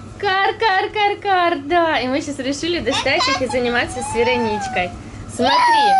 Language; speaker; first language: Russian; non-native, local second language; Ukrainian